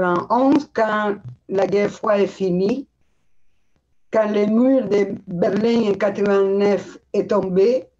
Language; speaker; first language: French; non-native, fluent; Spanish